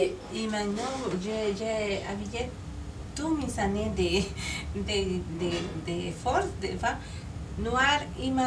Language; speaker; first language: French; non-native, learner; Spanish